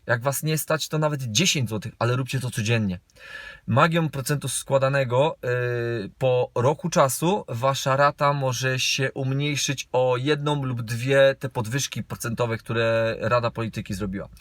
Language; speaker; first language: Polish; native; Polish